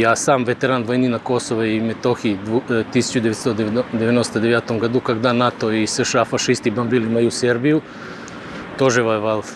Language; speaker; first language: Russian; non-native, fluent; Serbian